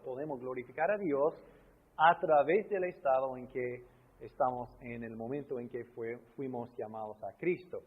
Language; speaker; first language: Spanish; non-native, fluent; English